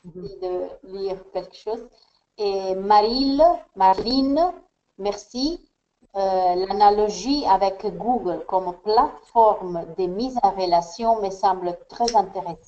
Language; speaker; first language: French; non-native, fluent; Spanish